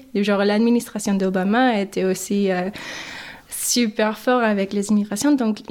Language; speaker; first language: French; non-native, fluent; English